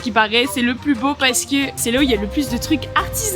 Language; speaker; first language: French; native; French